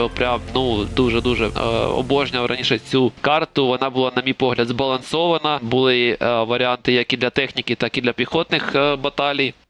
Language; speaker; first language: Ukrainian; non-native, local second language; Russian